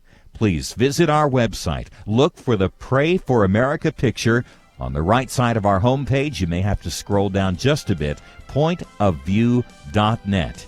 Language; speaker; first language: English; native; English